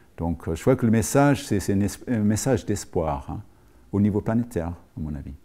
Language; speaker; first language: French; non-native, fluent; English